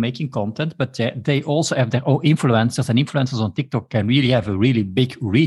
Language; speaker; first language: English; non-native, fluent; Dutch